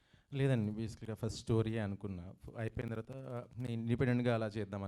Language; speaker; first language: Telugu; native; Telugu